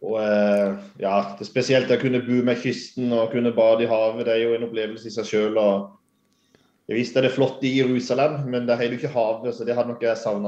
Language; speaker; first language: Norwegian; native; Norwegian